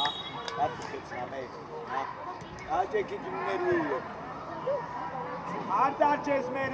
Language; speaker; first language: Georgian; native; Georgian